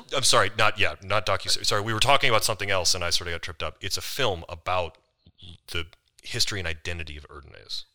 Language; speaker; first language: English; native; English